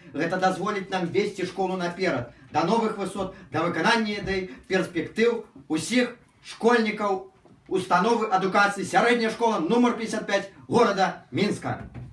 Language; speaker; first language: Belarusian; non-native, local second language; Russian